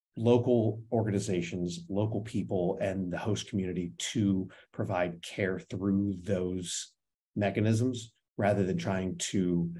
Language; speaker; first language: English; native; English